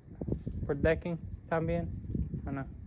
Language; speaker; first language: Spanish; non-native, learner; English